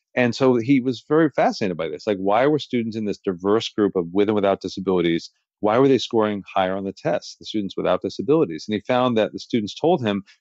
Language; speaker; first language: English; native; English